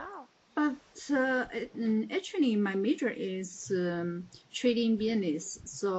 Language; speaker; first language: English; non-native, learner; Chinese